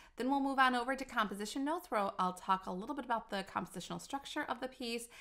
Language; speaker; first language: English; native; English